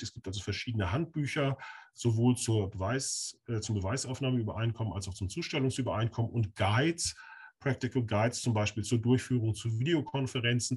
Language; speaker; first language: German; native; German